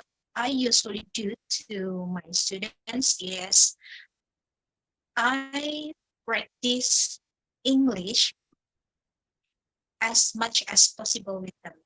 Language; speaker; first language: English; non-native, fluent; Indonesian